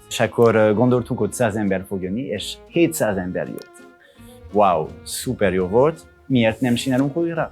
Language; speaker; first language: Hungarian; non-native, learner; French